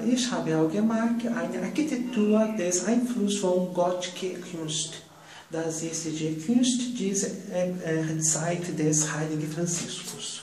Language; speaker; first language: German; non-native, learner; Portuguese